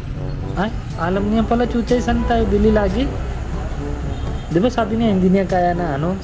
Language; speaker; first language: Filipino; non-native, learner; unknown